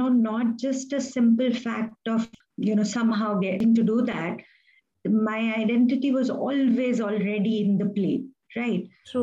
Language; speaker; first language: English; non-native, local second language; Hindi